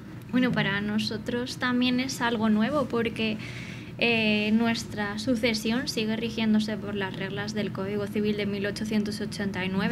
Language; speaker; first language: Spanish; native; Spanish